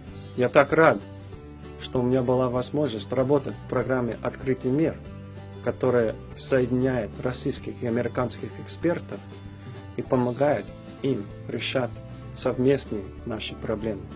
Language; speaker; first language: Russian; non-native, fluent; English